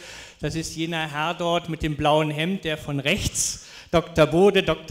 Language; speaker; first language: German; native; German